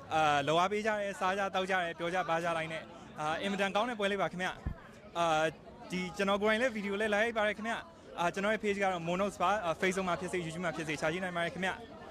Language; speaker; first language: Burmese; native; Burmese